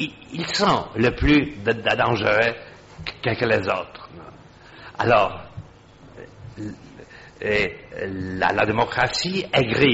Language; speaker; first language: French; non-native, fluent; Polish